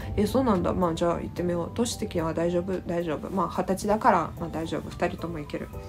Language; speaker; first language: Japanese; non-native, fluent; Russian